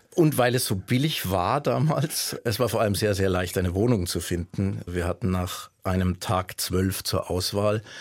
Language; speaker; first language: German; native; German